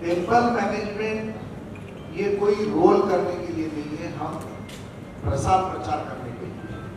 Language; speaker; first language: Hindi; non-native, local second language; Marathi